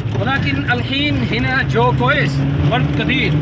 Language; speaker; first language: Arabic; non-native, learner; Urdu